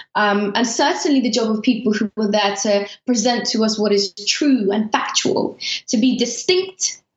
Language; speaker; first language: English; early bilingual, other home language; Persian